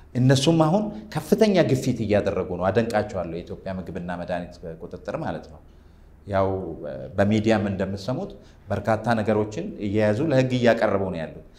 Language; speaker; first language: Amharic; native; Amharic